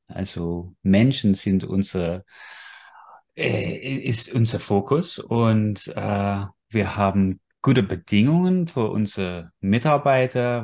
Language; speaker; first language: German; non-native, fluent; English